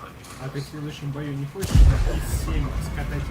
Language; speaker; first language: Russian; native; Russian